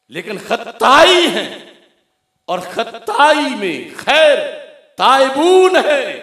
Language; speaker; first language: Urdu; non-native, local second language; Punjabi